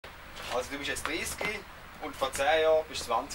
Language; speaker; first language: German; native; German